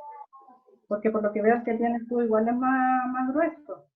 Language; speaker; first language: Spanish; native; Spanish